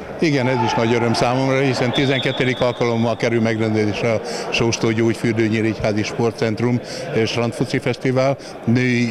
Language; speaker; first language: Hungarian; native; Hungarian